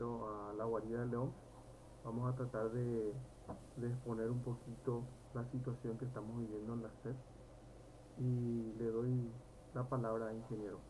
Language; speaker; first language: Spanish; native; Spanish